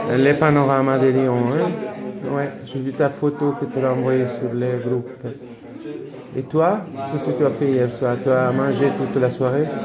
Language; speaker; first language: French; non-native, fluent; Italian